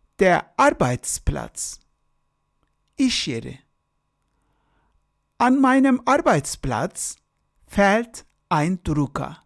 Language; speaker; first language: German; non-native, fluent; Turkish